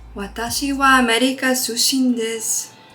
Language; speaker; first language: Japanese; non-native, learner; English